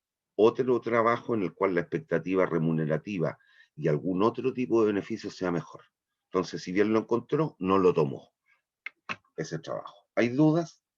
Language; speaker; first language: Spanish; native; Spanish